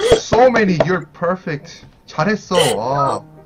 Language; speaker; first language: English; non-native, fluent; Korean